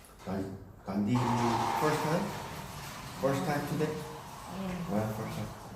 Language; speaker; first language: English; early bilingual, other home language; Korean